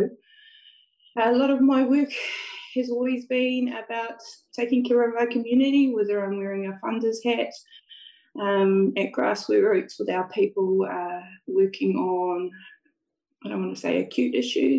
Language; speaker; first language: English; native; English